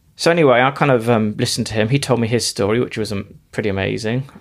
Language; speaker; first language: English; native; English